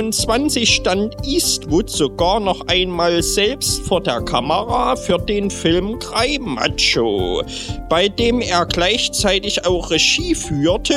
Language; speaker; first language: German; native; German